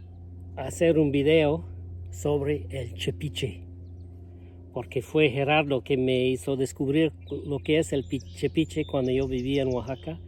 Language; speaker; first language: Spanish; non-native, fluent; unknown